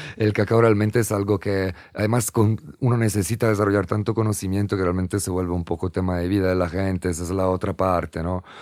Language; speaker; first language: Spanish; non-native, fluent; Italian